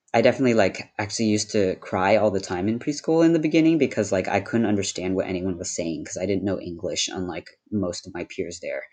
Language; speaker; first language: English; early bilingual, other home language; Wu Chinese